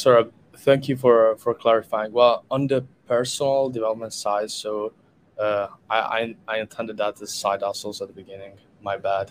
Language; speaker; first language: English; non-native, fluent; Italian